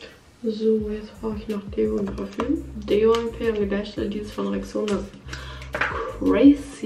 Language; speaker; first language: German; native; German